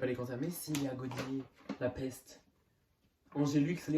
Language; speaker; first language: French; native; French